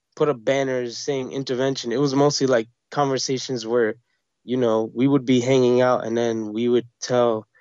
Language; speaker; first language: English; native; English